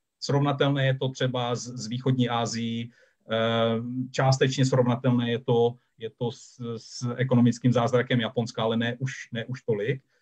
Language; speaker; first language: Czech; native; Czech